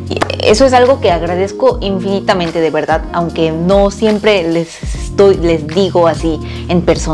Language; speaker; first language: Spanish; early bilingual, other home language; Korean